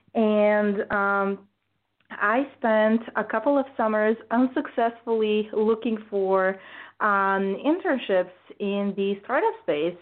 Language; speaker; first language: English; non-native, fluent; Bulgarian